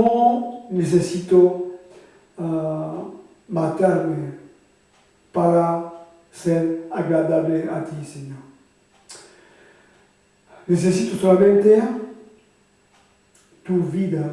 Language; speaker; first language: Spanish; non-native, fluent; French